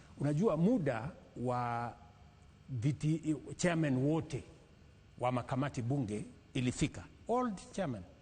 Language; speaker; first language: Swahili; non-native, local second language; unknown